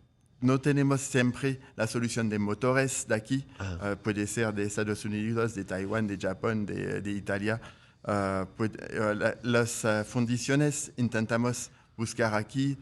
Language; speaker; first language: Spanish; non-native, fluent; French